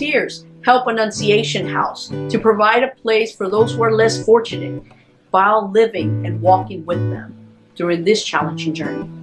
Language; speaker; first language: English; non-native, local second language; Spanish